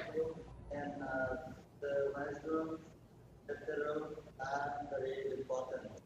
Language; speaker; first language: English; non-native, learner; Vietnamese